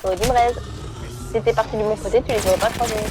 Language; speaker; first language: French; native; French